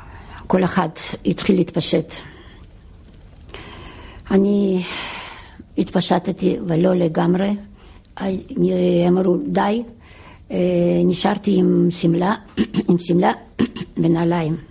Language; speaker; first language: Hebrew; non-native, fluent; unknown